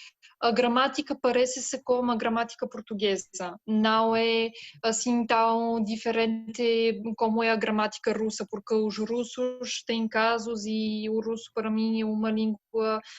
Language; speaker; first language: Portuguese; non-native, fluent; Bulgarian